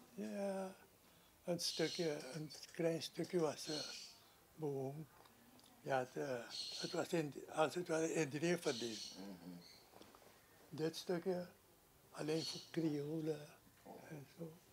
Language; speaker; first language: Dutch; non-native, local second language; Sranan Tongo